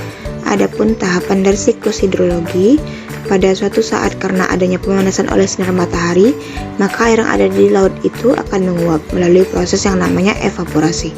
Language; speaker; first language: Indonesian; native; Indonesian